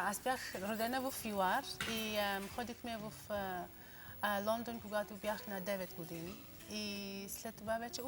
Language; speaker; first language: Bulgarian; non-native, learner; English